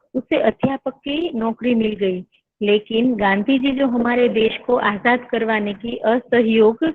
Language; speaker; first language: Hindi; non-native, local second language; Gujarati